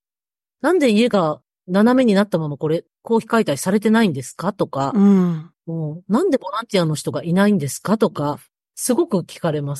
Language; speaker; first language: Japanese; native; Japanese